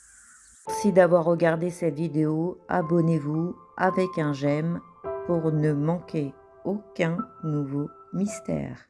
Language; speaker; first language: French; native; French